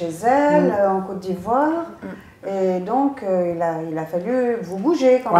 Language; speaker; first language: French; native; French